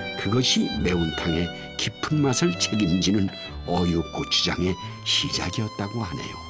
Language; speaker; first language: Korean; native; Korean